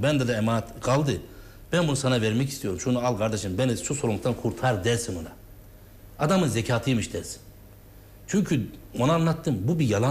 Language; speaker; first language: Turkish; native; Turkish